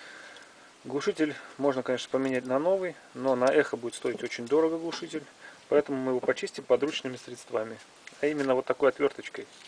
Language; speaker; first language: Russian; native; Russian